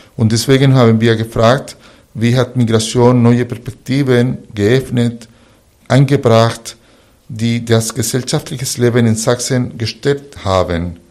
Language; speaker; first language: German; non-native, fluent; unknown